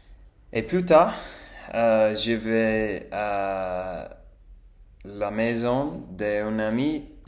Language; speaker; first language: French; non-native, learner; English